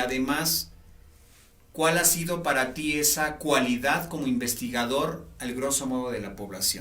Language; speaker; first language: Spanish; native; Spanish